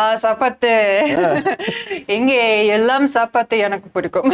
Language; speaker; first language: Tamil; non-native, learner; Japanese